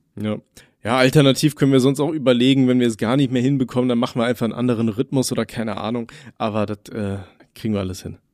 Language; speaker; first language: German; native; German